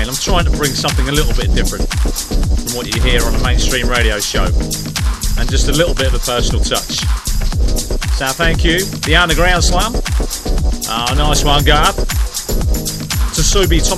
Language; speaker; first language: English; native; English